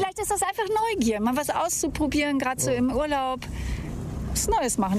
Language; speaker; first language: German; native; German